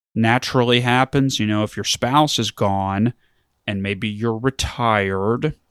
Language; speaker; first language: English; early bilingual, other home language; German